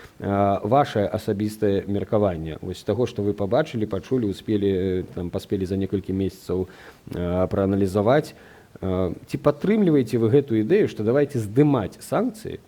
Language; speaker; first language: Belarusian; non-native, local second language; Russian